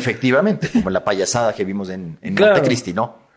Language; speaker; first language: Spanish; native; Spanish